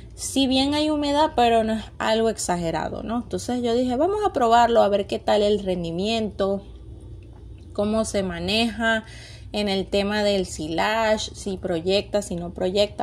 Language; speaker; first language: Spanish; native; Spanish